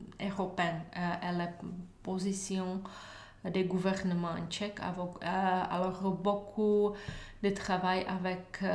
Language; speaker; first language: French; non-native, learner; Czech